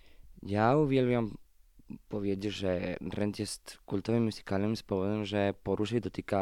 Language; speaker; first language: Polish; non-native, fluent; Spanish